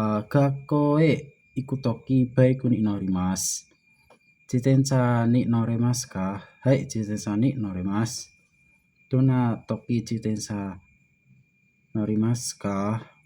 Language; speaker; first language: Japanese; non-native, learner; Indonesian